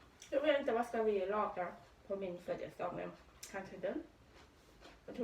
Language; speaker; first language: Swedish; non-native, learner; Thai